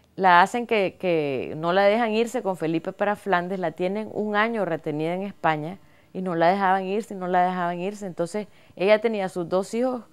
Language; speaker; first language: Spanish; native; Spanish